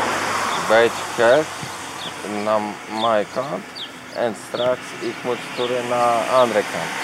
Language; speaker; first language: Dutch; non-native, learner; Polish